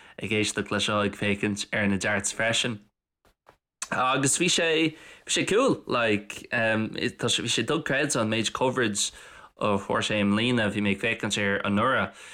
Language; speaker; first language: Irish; non-native, local second language; English